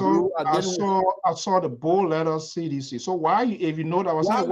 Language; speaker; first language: English; native; English